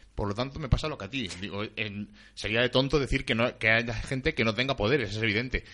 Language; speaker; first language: Spanish; native; Spanish